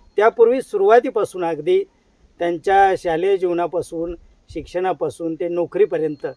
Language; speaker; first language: Marathi; native; Marathi